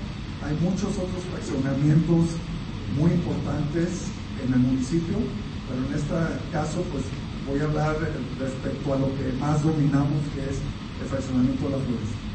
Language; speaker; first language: Spanish; native; Spanish